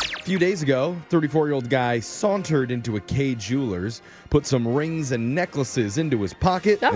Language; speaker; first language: English; native; English